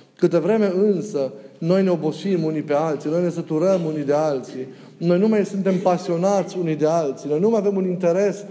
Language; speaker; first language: Romanian; native; Romanian